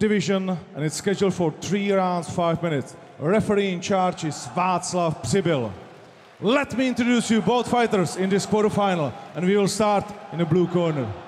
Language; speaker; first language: English; non-native, fluent; Czech